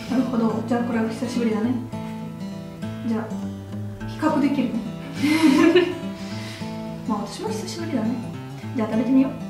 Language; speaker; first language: Japanese; non-native, fluent; Russian